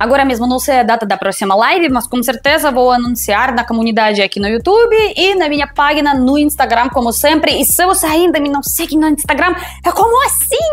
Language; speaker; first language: Portuguese; non-native, fluent; Russian